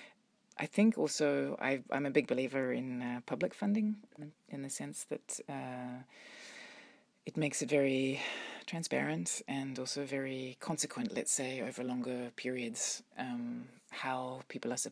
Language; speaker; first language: English; native; English